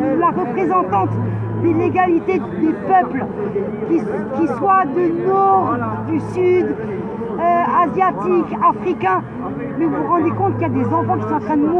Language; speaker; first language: French; native; French